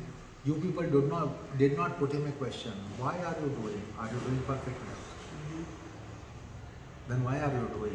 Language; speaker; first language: English; non-native, fluent; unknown